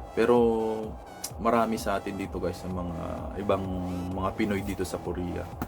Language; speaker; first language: Filipino; non-native, local second language; Iloko